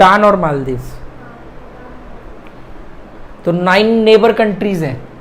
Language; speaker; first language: Hindi; native; Hindi